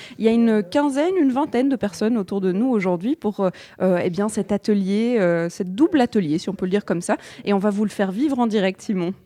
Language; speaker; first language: French; native; French